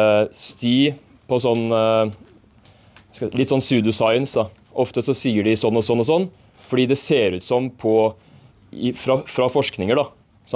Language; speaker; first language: Norwegian; native; Norwegian